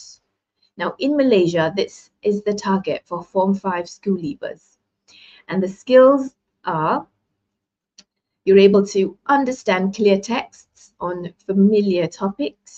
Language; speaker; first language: English; non-native, local second language; Malay